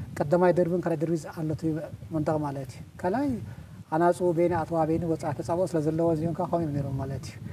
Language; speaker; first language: Tigrinya; non-native, local second language; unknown